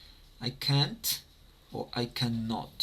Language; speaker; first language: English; non-native, fluent; Spanish